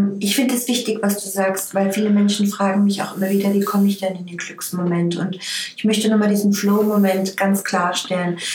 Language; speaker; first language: German; native; German